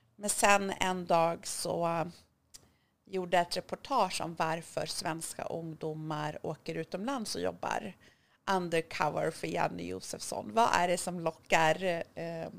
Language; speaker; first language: Swedish; early bilingual, other home language; Kurdish